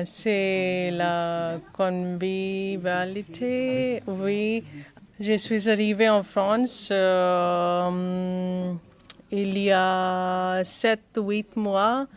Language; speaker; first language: French; non-native, learner; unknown